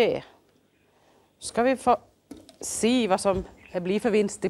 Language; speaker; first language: Swedish; native; Swedish